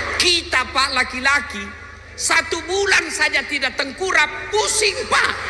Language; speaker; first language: Indonesian; non-native, local second language; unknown